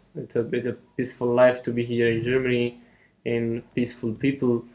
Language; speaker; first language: German; non-native, learner; Persian